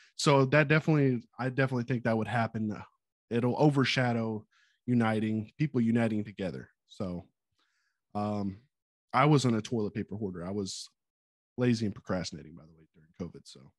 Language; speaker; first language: English; native; English